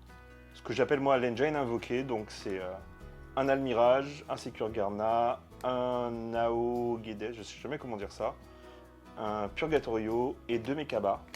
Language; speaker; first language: French; native; French